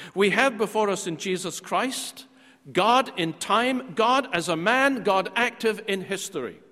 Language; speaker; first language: English; native; English